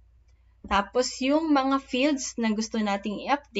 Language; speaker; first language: Filipino; native; Filipino